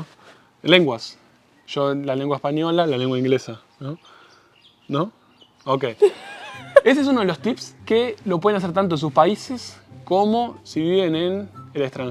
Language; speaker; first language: Spanish; native; Spanish